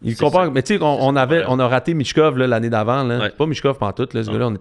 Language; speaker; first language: French; native; French